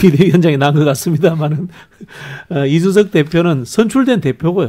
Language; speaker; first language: Korean; native; Korean